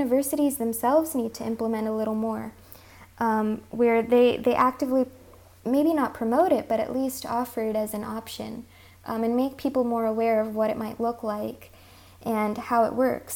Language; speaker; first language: English; early bilingual, other home language; Hindi